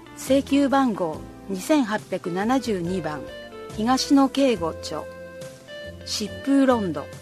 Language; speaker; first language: Japanese; native; Japanese